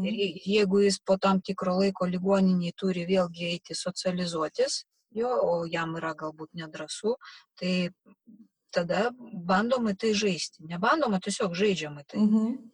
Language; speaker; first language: Lithuanian; non-native, local second language; Russian